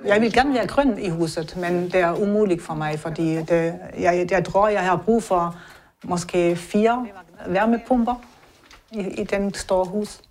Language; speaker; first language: Danish; non-native, learner; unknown